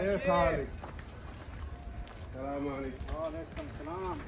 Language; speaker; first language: Arabic; non-native, learner; Urdu